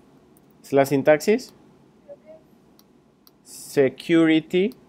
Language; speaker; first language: Spanish; native; Spanish